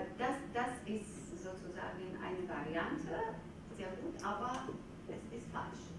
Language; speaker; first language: German; non-native, fluent; Georgian